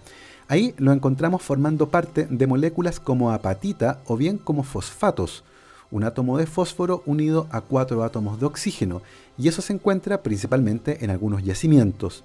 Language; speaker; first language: Spanish; native; Spanish